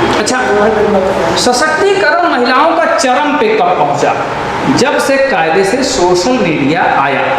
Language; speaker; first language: Hindi; native; Hindi